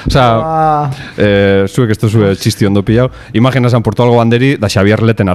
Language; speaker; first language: Basque; native; Basque